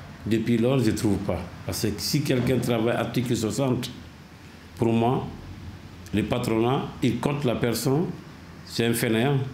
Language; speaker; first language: French; non-native, learner; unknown